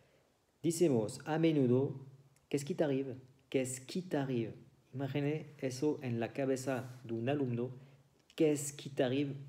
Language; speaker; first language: Spanish; non-native, fluent; French